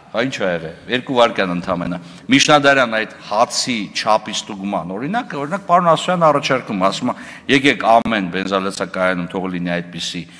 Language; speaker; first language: Armenian; native; Armenian